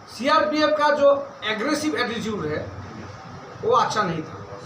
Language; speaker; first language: Hindi; non-native, local second language; Bangla